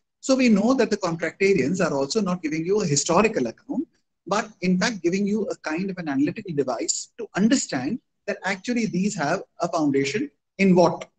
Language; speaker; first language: English; non-native, local second language; Hindi